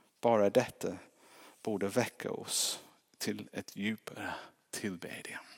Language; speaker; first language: Swedish; non-native, fluent; English